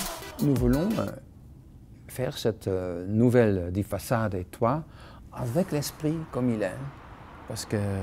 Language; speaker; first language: French; non-native, fluent; Dutch